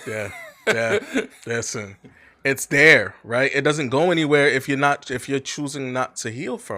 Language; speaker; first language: English; native; English